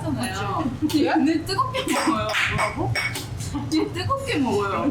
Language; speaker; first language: Korean; non-native, fluent; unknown